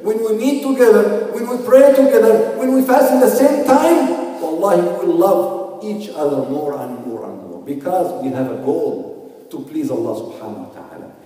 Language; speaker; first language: English; non-native, fluent; Arabic